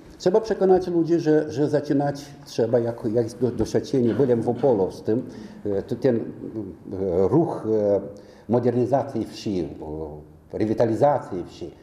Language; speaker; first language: Polish; non-native, fluent; Romanian